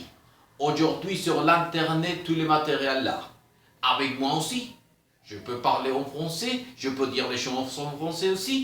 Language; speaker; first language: French; non-native, fluent; Spanish